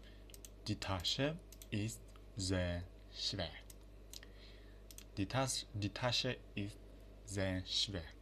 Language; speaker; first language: German; non-native, fluent; Uzbek